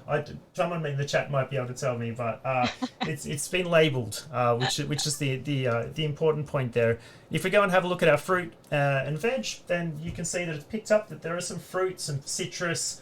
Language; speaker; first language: English; native; English